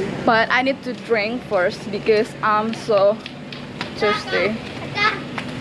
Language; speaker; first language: English; non-native, learner; Indonesian